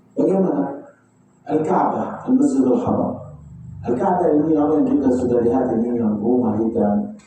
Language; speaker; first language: Malay; non-native, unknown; Arabic